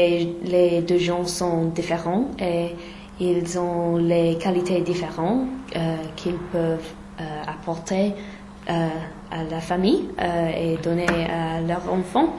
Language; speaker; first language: French; non-native, fluent; English